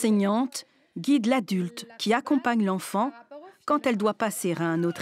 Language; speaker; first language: French; native; French